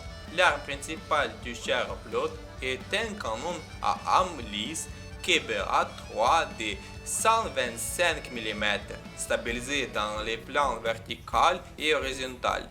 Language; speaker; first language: French; non-native, learner; Ukrainian